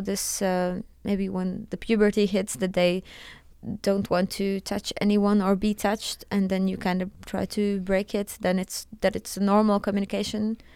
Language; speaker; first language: English; non-native, fluent; Latvian